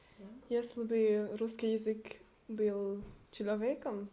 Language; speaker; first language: Russian; non-native, learner; Hungarian